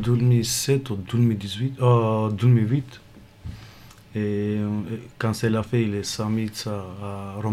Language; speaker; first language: French; non-native, learner; Romany